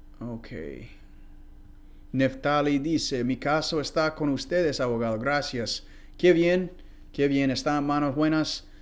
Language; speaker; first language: Spanish; non-native, fluent; English